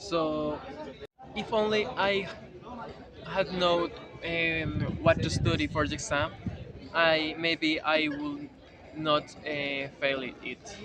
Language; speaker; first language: English; non-native, learner; Spanish